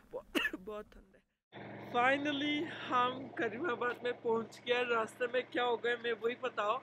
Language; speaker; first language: Hindi; non-native, fluent; Turkish